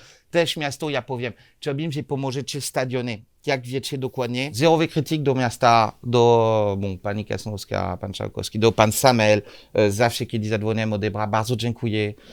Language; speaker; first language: Polish; non-native, learner; French